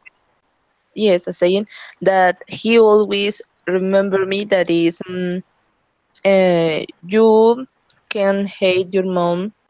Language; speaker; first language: English; non-native, learner; Spanish